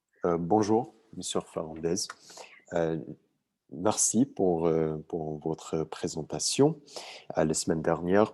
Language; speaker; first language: French; non-native, learner; English